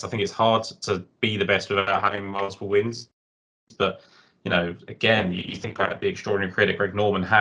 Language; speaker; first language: English; native; English